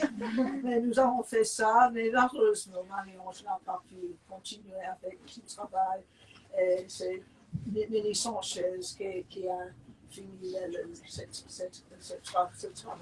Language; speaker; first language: French; non-native, fluent; English